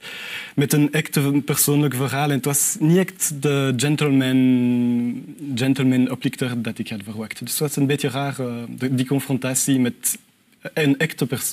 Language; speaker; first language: Dutch; non-native, local second language; French